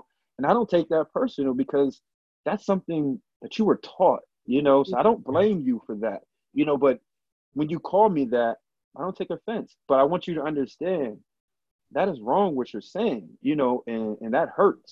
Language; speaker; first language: English; native; English